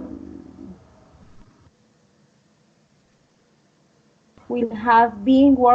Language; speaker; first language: English; non-native, learner; Spanish